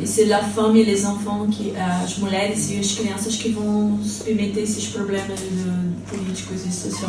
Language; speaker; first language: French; non-native, fluent; Portuguese